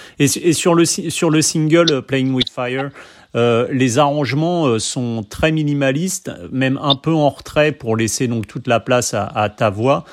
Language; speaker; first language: French; native; French